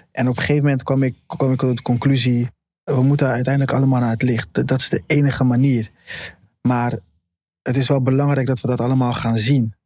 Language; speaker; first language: Dutch; early bilingual, other home language; Papiamento